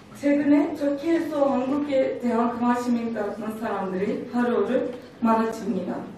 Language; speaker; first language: Korean; non-native, learner; Turkish